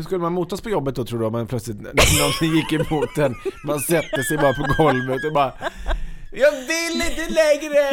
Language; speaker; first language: Swedish; native; Swedish